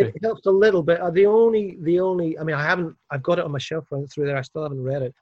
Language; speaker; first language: English; native; English